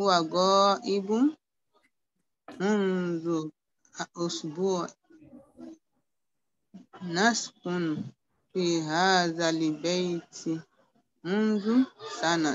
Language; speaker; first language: Arabic; non-native, learner; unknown